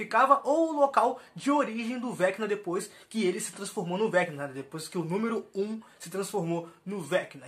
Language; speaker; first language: Portuguese; native; Portuguese